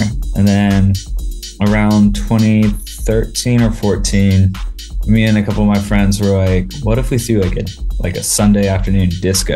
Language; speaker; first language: English; native; English